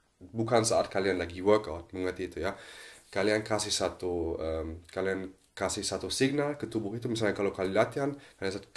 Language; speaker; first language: Indonesian; non-native, fluent; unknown